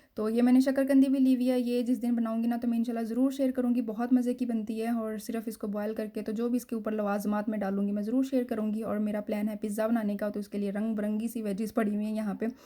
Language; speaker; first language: Hindi; native; Hindi